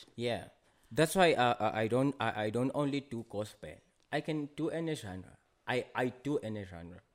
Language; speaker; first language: English; non-native, local second language; Swati